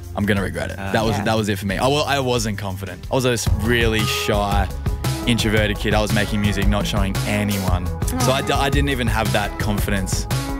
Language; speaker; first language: English; native; English